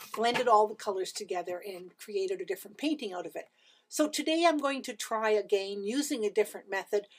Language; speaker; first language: English; native; English